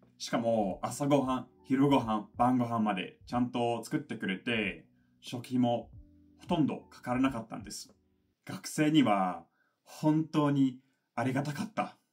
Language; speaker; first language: Japanese; non-native, fluent; English